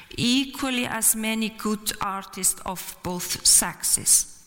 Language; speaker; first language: English; non-native, fluent; Icelandic